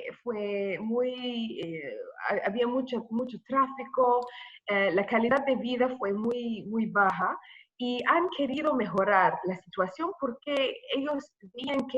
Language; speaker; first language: Spanish; non-native, fluent; English